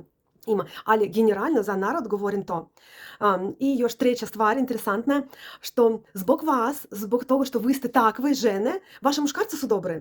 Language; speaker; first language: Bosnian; non-native, learner; Russian